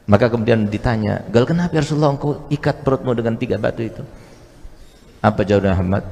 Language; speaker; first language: Indonesian; native; Indonesian